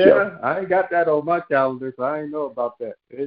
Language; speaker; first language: English; native; English